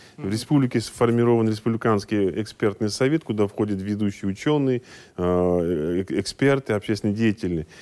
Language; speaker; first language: Russian; non-native, local second language; Kazakh